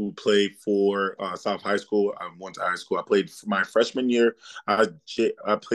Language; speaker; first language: English; early bilingual, other home language; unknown